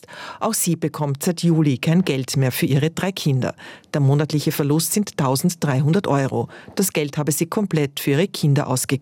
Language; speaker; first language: German; native; German